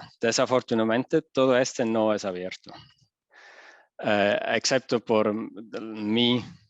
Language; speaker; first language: Spanish; non-native, fluent; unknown